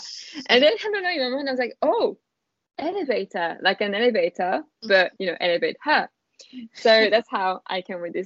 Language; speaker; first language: English; non-native, fluent; French